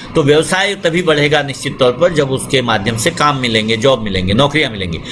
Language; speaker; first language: Hindi; native; Hindi